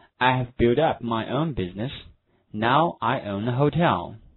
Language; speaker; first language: English; non-native, fluent; Chinese